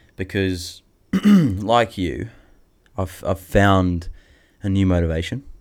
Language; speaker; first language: English; native; English